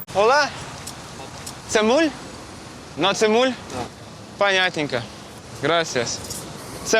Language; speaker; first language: Russian; native; Russian